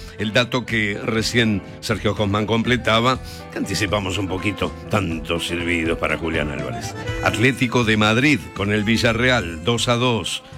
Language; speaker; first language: Spanish; native; Spanish